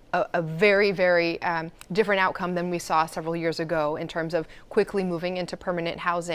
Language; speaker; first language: English; native; English